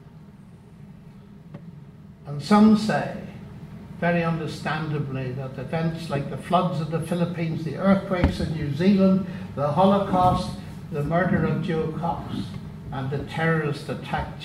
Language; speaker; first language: English; native; English